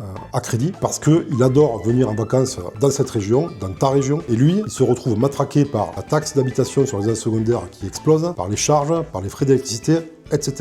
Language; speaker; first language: French; native; French